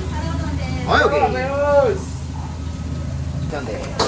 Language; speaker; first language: Japanese; native; Japanese